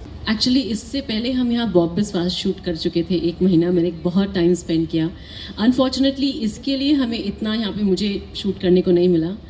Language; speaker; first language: Hindi; native; Hindi